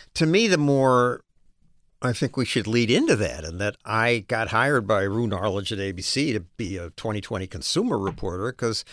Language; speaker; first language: English; native; English